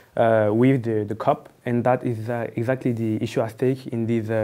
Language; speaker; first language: English; non-native, fluent; French